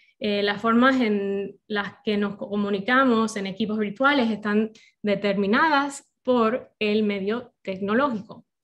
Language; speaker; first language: Spanish; non-native, fluent; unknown